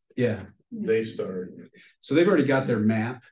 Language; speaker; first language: English; native; English